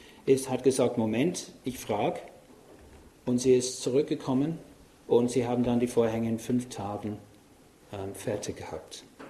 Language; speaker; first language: German; non-native, fluent; English